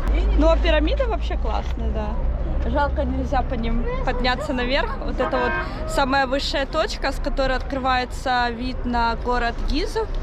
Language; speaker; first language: Russian; native; Russian